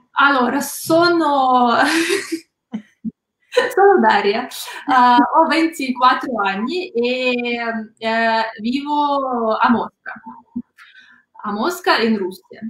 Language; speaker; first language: Italian; non-native, learner; Russian